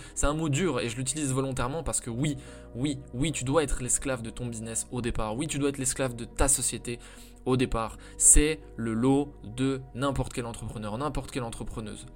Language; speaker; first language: French; native; French